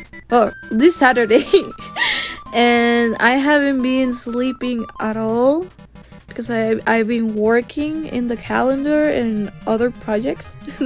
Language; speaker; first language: English; non-native, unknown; Spanish